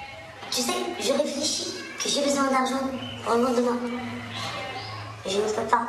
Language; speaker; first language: French; non-native, local second language; Arabic